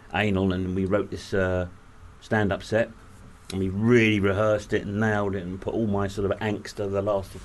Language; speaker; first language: English; native; English